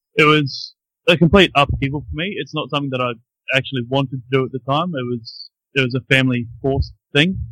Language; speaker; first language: English; native; English